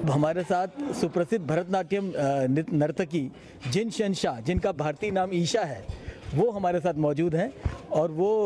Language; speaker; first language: Hindi; native; Hindi